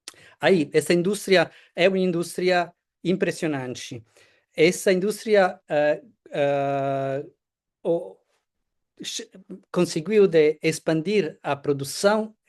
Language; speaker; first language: Portuguese; non-native, fluent; Italian